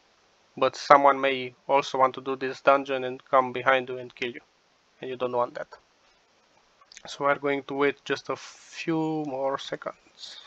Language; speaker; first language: English; non-native, fluent; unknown